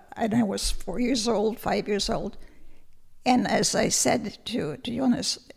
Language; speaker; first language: English; early bilingual, other home language; Lithuanian